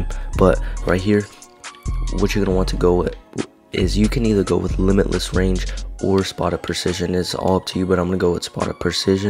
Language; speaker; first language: English; native; English